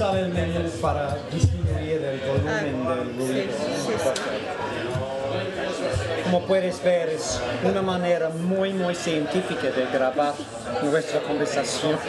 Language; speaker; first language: Spanish; non-native, fluent; English